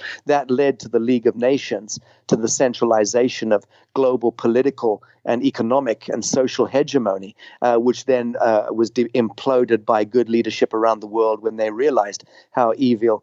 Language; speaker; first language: English; native; English